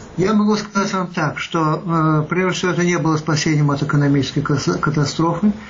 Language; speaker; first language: Russian; native; Russian